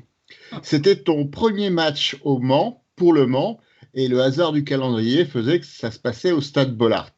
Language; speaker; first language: French; native; French